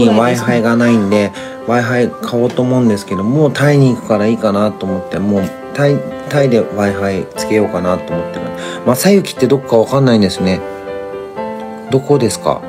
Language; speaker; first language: Japanese; native; Japanese